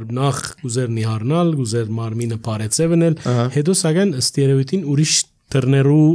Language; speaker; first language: Armenian; early bilingual, heritage; Armenian